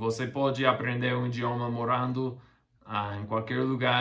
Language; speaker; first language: Portuguese; non-native, fluent; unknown